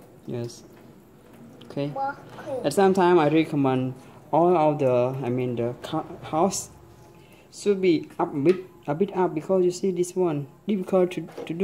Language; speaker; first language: English; non-native, learner; Khmer